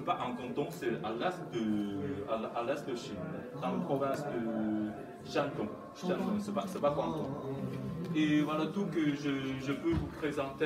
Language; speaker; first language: French; non-native, fluent; Chinese